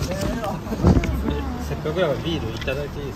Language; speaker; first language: Japanese; native; Japanese